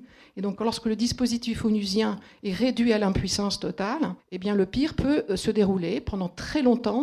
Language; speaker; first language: French; native; French